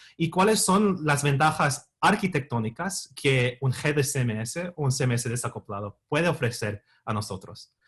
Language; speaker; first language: Spanish; non-native, fluent; English